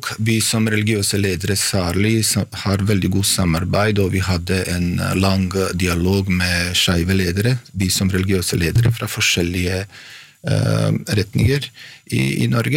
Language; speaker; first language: Norwegian; non-native, fluent; Bosnian